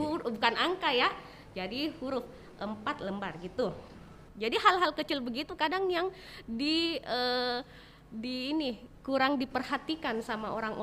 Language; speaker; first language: Indonesian; native; Indonesian